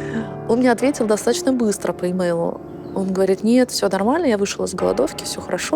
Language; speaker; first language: Russian; native; Russian